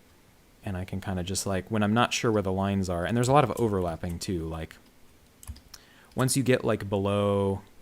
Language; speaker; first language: English; native; English